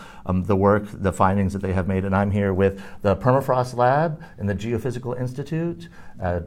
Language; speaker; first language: English; native; English